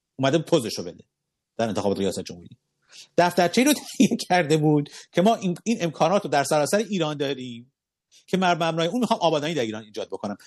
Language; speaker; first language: Persian; native; Persian